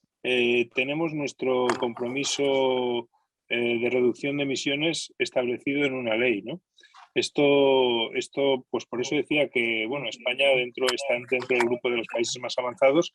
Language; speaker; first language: Spanish; native; Spanish